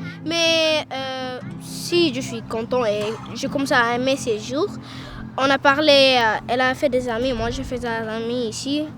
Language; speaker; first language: French; early bilingual, other home language; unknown